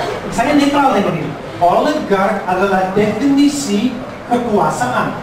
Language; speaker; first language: Indonesian; non-native, fluent; English